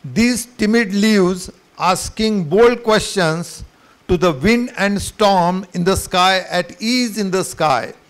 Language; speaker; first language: English; non-native, local second language; Marathi